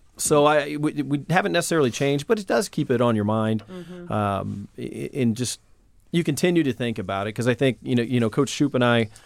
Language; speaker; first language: English; native; English